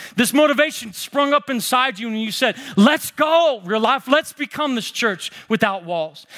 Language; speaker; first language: English; native; English